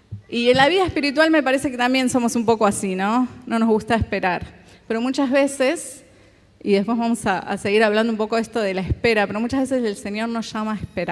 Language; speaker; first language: Spanish; native; Spanish